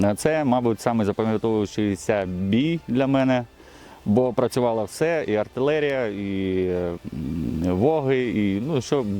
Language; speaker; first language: Ukrainian; non-native, local second language; Russian